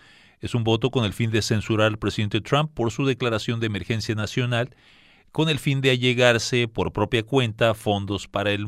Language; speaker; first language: Spanish; native; Spanish